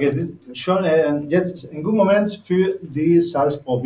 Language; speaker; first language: German; non-native, learner; Spanish